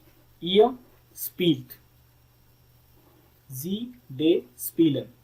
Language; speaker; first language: German; non-native, learner; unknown